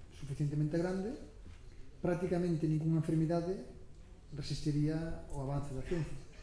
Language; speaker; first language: Galician; native; Galician